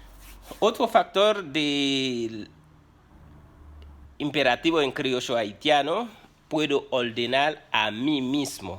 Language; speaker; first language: Spanish; non-native, fluent; Haitian Creole